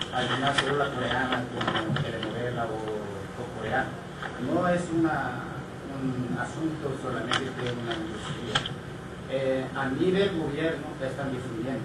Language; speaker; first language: Spanish; non-native, learner; Korean